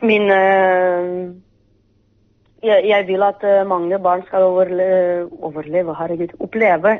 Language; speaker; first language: Norwegian; non-native, fluent; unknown